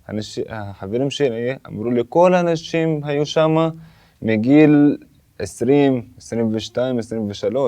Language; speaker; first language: Hebrew; non-native, local second language; Arabic